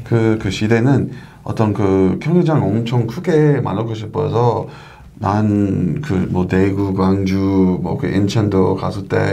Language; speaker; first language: Korean; non-native, learner; English